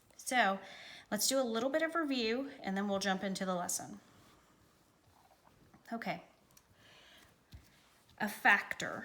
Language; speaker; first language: English; native; English